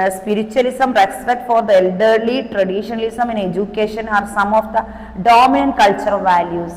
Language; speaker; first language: English; non-native, local second language; Malayalam